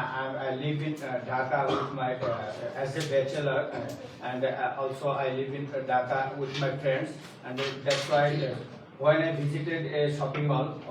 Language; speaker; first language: English; non-native, learner; Bangla